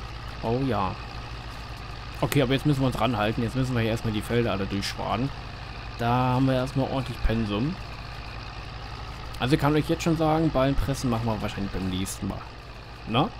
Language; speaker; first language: German; native; German